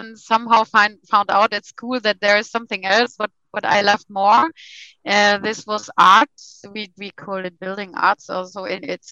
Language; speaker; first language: English; non-native, fluent; German